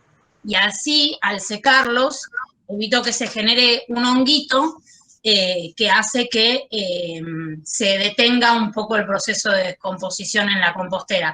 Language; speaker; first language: Spanish; native; Spanish